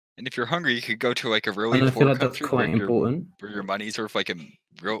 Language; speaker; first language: English; native; English